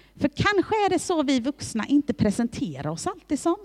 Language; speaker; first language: Swedish; native; Swedish